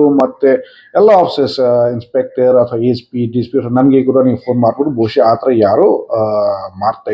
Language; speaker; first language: Kannada; non-native, fluent; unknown